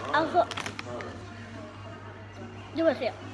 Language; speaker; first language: Swedish; early bilingual, other home language; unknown